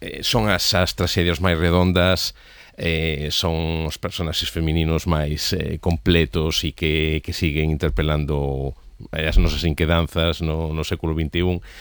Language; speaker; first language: Galician; native; Galician